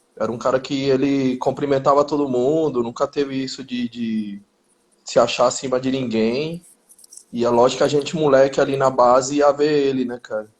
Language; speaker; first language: Portuguese; early bilingual, other home language; Spanish